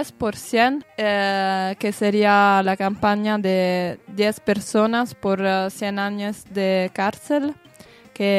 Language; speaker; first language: Spanish; non-native, learner; Italian